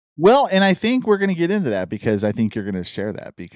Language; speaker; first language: English; native; English